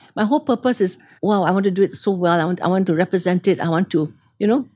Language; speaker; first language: English; native; English